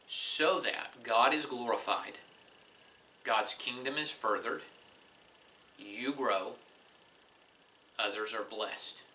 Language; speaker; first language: English; native; English